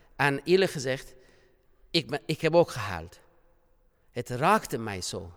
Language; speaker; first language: Dutch; non-native, fluent; Persian